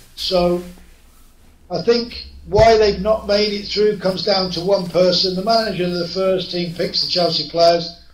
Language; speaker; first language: English; native; English